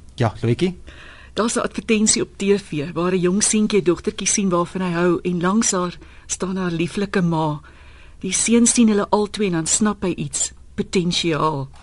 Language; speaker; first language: Afrikaans; native; Afrikaans